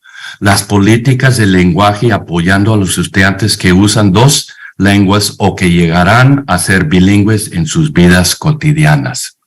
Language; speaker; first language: Spanish; non-native, fluent; English